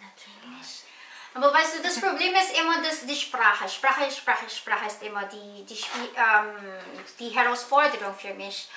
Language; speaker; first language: German; non-native, learner; Filipino